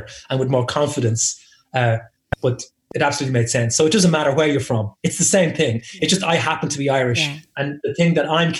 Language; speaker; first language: English; native; English